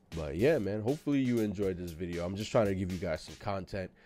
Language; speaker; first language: English; native; English